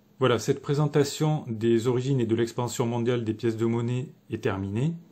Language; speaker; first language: French; native; French